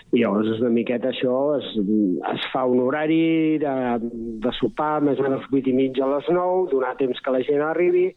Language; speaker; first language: Catalan; native; Catalan